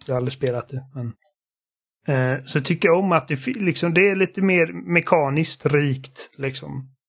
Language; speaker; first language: Swedish; early bilingual, other home language; German